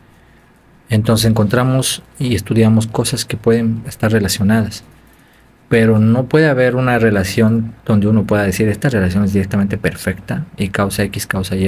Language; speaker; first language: Spanish; native; Spanish